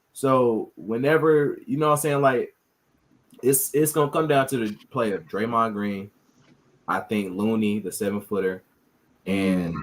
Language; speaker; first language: English; native; English